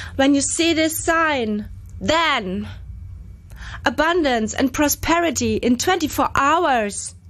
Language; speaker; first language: English; non-native, fluent; German